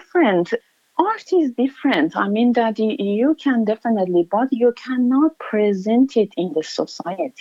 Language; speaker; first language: English; non-native, fluent; Persian